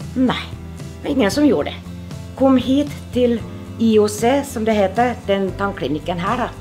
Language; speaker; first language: Norwegian; non-native, fluent; Finnish